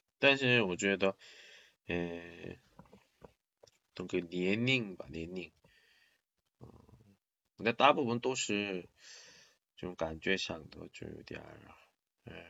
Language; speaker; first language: Chinese; non-native, learner; Korean